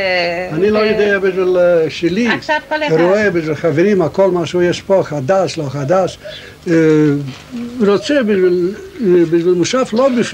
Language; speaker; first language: Hebrew; non-native, learner; Romanian